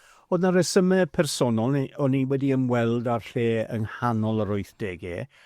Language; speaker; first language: Welsh; non-native, fluent; English